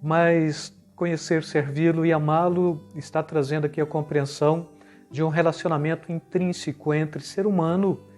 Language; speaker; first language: Portuguese; native; Portuguese